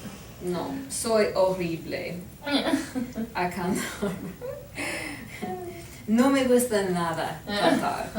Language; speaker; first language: Spanish; non-native, learner; English